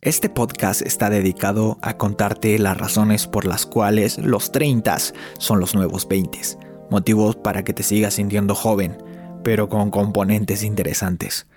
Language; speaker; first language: Spanish; native; Spanish